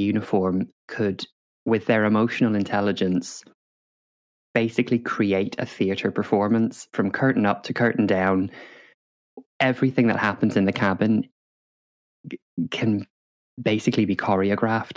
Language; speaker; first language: English; native; English